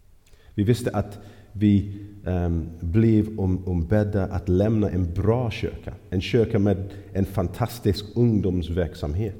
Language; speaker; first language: Swedish; non-native, fluent; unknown